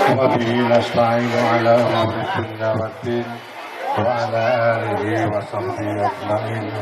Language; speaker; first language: Indonesian; non-native, local second language; Javanese